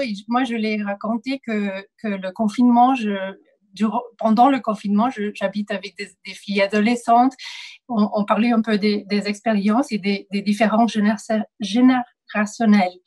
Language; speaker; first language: French; non-native, fluent; Spanish